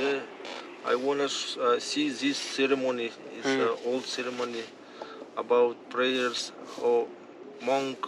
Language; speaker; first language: English; non-native, learner; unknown